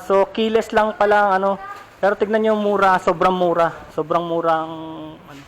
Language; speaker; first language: Filipino; native; Filipino